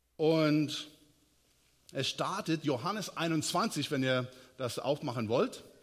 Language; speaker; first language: German; non-native, fluent; English